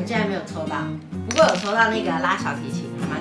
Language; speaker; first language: Chinese; native; Chinese